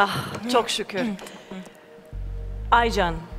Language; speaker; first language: Turkish; non-native, fluent; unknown